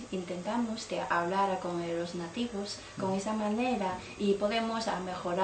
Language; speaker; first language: Spanish; non-native, learner; Chinese